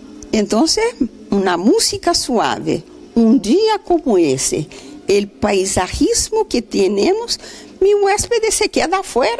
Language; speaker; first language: Spanish; non-native, fluent; Portuguese